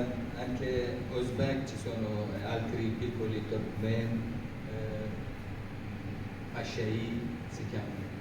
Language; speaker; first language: Italian; non-native, learner; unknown